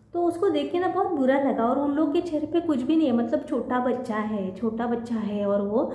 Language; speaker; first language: Hindi; non-native, local second language; Marathi